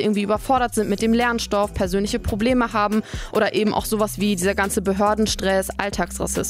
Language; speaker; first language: German; native; German